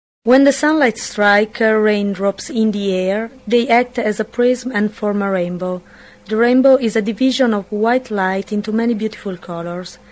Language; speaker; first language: English; non-native, fluent; Italian